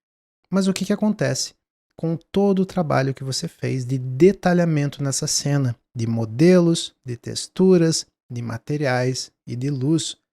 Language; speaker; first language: Portuguese; native; Portuguese